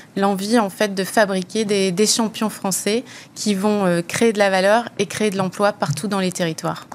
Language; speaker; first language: French; native; French